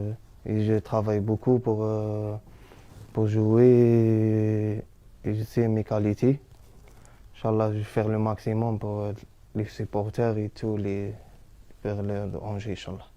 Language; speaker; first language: French; non-native, learner; Arabic